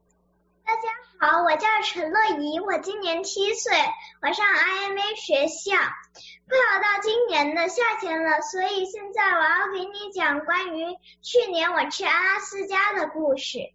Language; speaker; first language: Chinese; early bilingual, heritage; Chinese